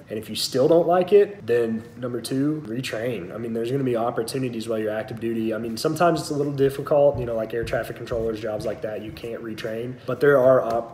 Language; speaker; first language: English; native; English